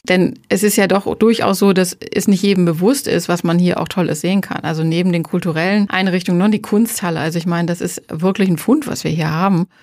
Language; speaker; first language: German; native; German